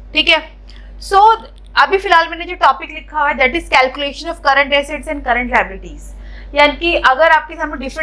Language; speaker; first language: Hindi; native; Hindi